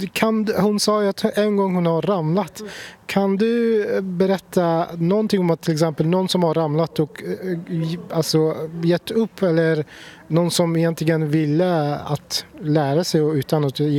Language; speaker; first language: Swedish; non-native, fluent; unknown